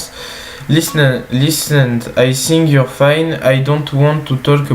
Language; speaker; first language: English; non-native, learner; French